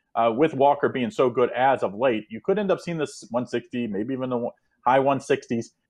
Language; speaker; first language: English; native; English